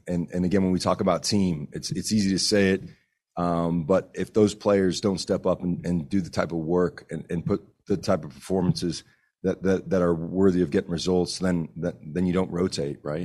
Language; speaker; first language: English; early bilingual, other home language; Spanish